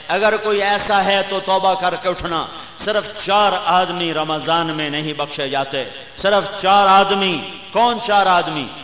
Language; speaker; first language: Urdu; non-native, local second language; Punjabi